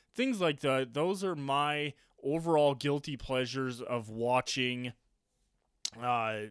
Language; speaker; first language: English; native; English